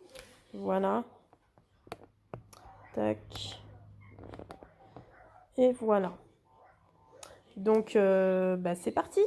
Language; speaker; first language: French; native; French